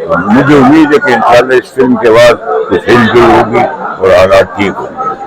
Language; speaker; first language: Urdu; non-native, local second language; Pashto